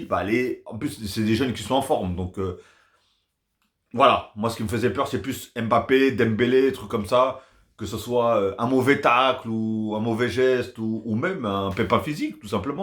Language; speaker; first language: French; native; French